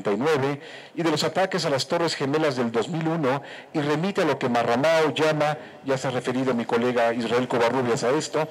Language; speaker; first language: Spanish; native; Spanish